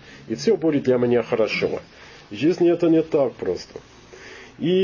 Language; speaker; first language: Russian; non-native, learner; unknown